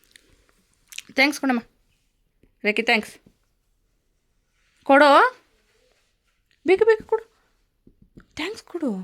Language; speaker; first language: Kannada; native; Kannada